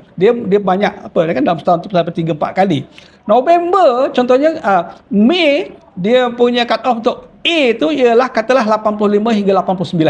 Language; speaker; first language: Malay; native; Malay